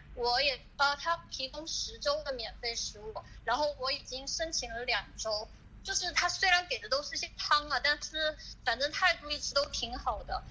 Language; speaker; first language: Chinese; native; Chinese